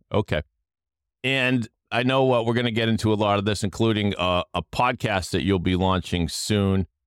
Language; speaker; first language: English; native; English